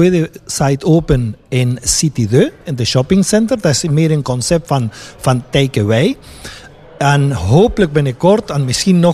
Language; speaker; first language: Dutch; non-native, fluent; Spanish